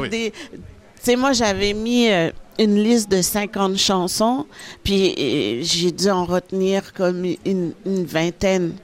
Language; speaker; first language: French; early bilingual, other home language; Haitian Creole